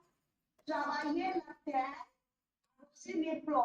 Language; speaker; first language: French; non-native, learner; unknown